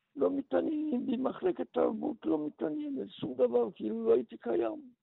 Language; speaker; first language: Hebrew; early bilingual, other home language; Polish